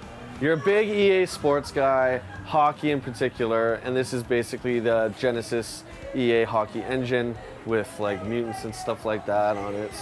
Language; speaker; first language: English; native; English